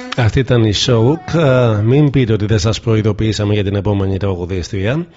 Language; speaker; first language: Greek; native; Greek